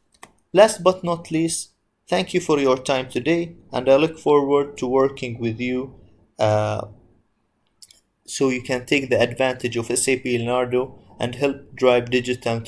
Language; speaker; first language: English; non-native, fluent; Arabic